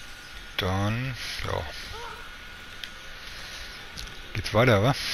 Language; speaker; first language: German; native; German